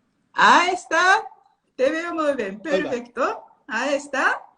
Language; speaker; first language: Spanish; non-native, learner; Japanese